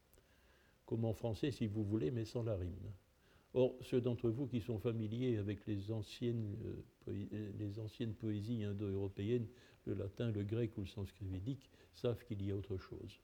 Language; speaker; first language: French; native; French